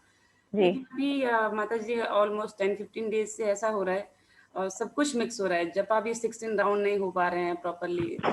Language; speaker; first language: Hindi; native; Hindi